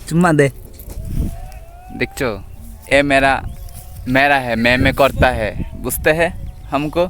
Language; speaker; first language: Hindi; non-native, learner; Bangla